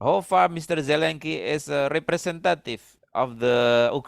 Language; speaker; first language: English; non-native, learner; Indonesian